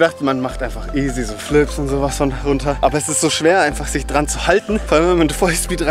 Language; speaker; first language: German; native; German